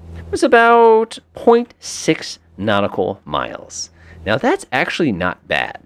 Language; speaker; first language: English; native; English